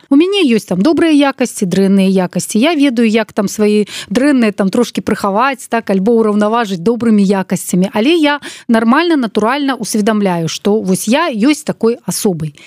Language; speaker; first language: Belarusian; non-native, local second language; Russian